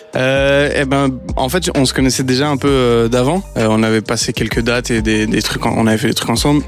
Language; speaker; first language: French; native; French